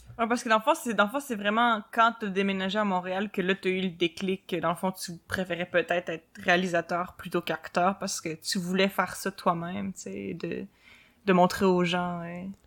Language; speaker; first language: French; native; French